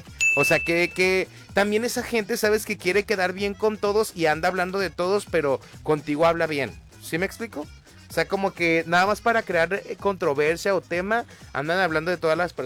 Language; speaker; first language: Spanish; native; Spanish